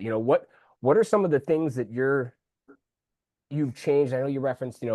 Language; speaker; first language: English; native; English